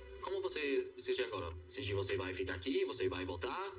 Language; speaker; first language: Portuguese; non-native, learner; English